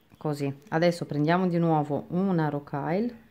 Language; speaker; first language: Italian; native; Italian